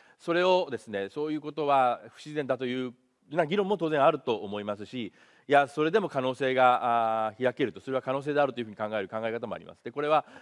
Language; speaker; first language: Japanese; native; Japanese